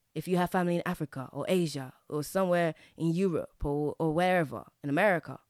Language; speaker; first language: English; native; English